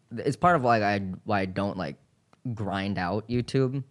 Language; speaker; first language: English; native; English